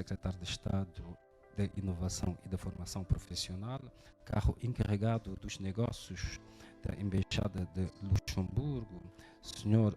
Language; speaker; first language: Portuguese; non-native, fluent; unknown